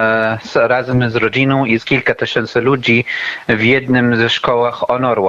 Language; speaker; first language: Polish; non-native, fluent; Arabic